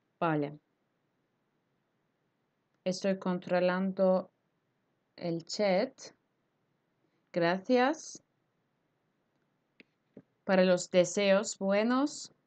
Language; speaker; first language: Spanish; non-native, fluent; Turkish